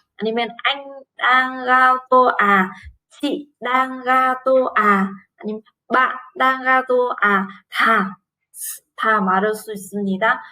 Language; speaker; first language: Korean; non-native, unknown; Vietnamese